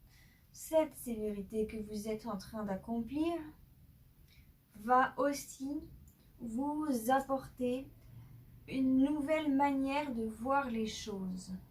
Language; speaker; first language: French; native; French